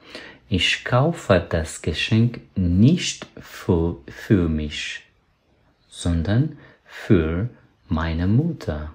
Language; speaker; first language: German; non-native, fluent; Persian